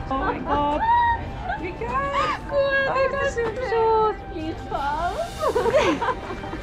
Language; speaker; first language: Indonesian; early bilingual, heritage; Indonesian